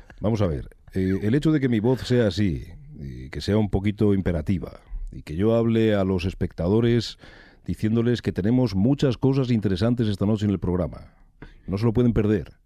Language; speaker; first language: Spanish; native; Spanish